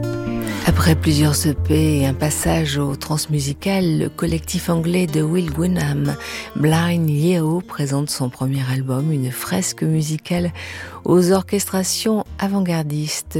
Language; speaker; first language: French; native; French